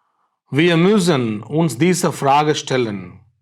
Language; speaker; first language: German; non-native, fluent; Tamil